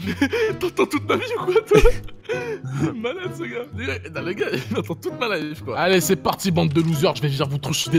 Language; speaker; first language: French; native; French